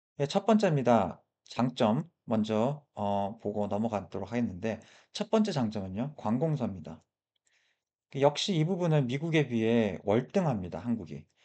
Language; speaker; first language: Korean; early bilingual, heritage; Korean